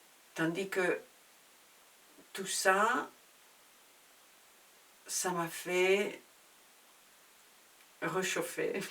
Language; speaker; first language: French; non-native, fluent; Spanish